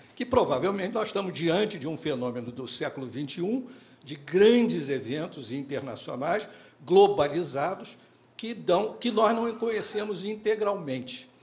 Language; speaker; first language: Portuguese; native; Portuguese